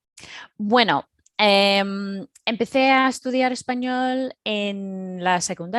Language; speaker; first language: Spanish; non-native, fluent; English